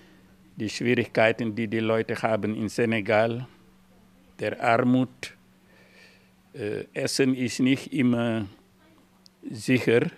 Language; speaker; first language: German; non-native, learner; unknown